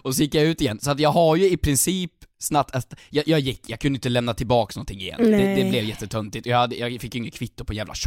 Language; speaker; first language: Swedish; native; Swedish